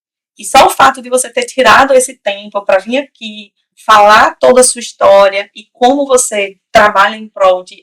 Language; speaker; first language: Portuguese; native; Portuguese